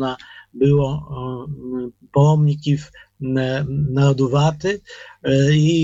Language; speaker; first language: Polish; non-native, learner; Ukrainian